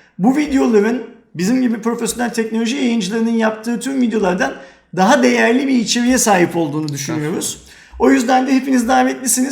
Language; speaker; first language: Turkish; native; Turkish